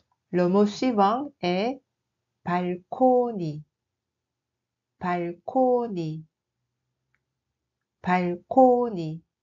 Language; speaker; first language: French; non-native, fluent; Korean